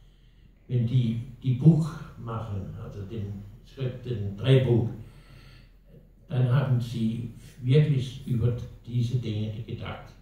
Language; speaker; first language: German; non-native, learner; Danish